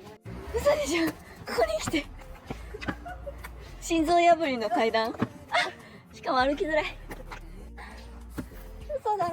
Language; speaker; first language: Japanese; native; Japanese